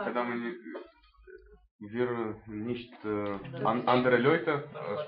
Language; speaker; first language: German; non-native, learner; Russian